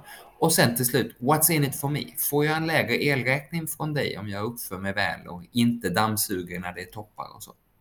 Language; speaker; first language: Swedish; native; Swedish